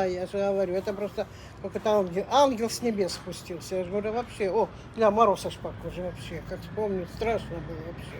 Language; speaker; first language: Russian; native; Russian